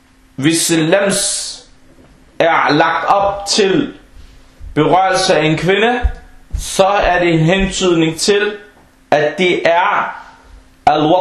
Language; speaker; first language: Danish; early bilingual, other home language; Arabic